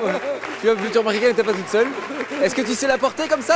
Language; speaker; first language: French; native; French